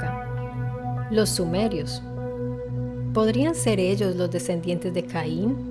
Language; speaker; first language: Spanish; non-native, fluent; Italian